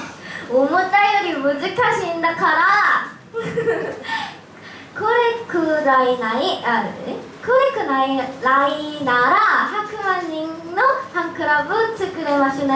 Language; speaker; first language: Japanese; non-native, learner; Korean